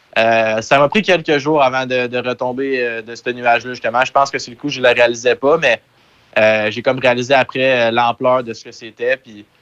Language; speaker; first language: French; native; French